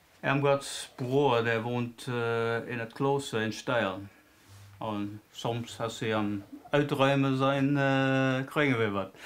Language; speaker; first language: Dutch; non-native, fluent; English